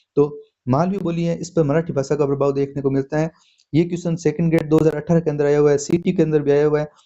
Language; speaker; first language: Hindi; native; Hindi